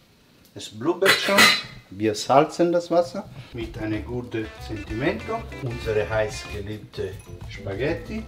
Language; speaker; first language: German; non-native, learner; Italian